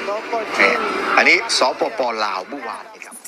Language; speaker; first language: Thai; native; Thai